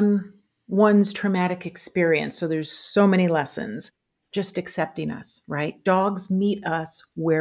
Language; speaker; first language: English; native; English